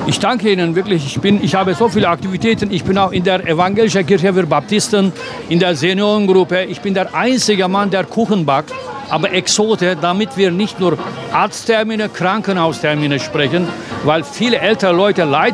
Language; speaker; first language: German; non-native, fluent; Turkish